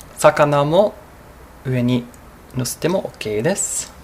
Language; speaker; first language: Japanese; non-native, fluent; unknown